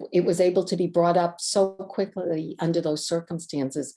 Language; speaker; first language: English; native; English